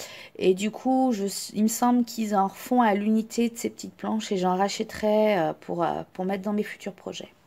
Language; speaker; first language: French; native; French